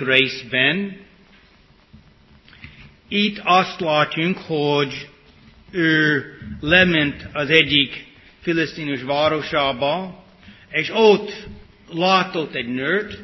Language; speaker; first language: Hungarian; early bilingual, heritage; English